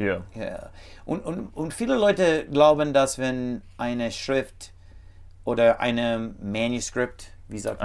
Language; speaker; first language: German; non-native, learner; English